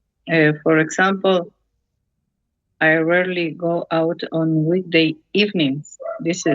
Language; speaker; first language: English; non-native, learner; Spanish